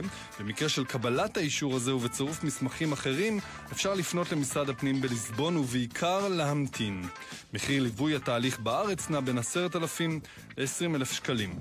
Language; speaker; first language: Hebrew; native; Hebrew